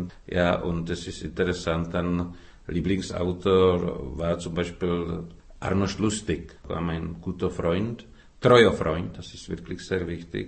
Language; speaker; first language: German; non-native, fluent; Czech